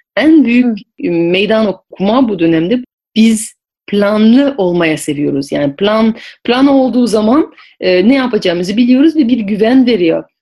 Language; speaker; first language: Turkish; non-native, fluent; French